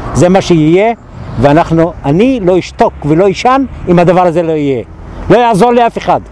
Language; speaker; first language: Hebrew; non-native, local second language; Arabic